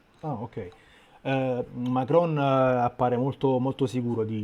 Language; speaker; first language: Italian; native; Italian